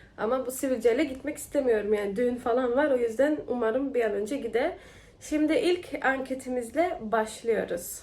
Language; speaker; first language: Turkish; early bilingual, heritage; Turkish